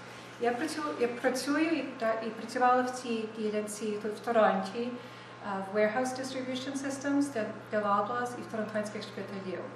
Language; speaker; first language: Ukrainian; early bilingual, heritage; Ukrainian